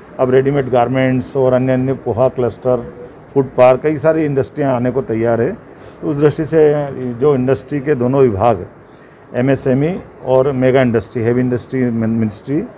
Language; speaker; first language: Hindi; native; Hindi